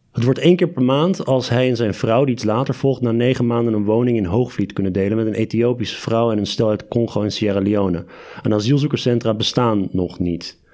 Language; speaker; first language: Dutch; native; Dutch